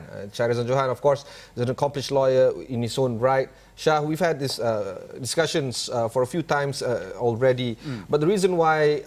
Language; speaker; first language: English; non-native, local second language; Malay